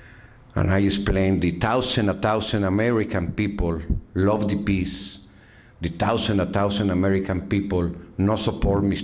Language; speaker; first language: English; non-native, learner; Spanish